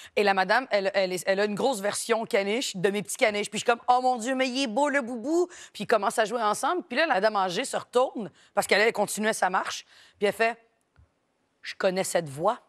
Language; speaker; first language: French; native; French